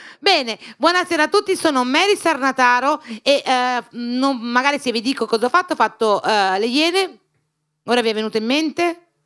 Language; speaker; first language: Italian; native; Italian